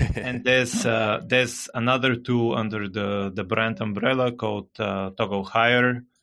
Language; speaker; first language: English; non-native, fluent; Bulgarian